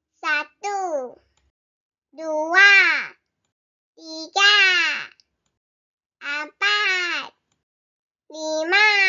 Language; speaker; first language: Indonesian; non-native, learner; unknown